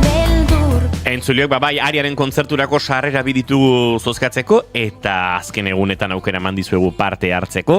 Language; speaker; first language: Basque; native; Basque